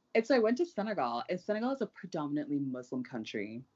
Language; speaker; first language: English; non-native, local second language; Yoruba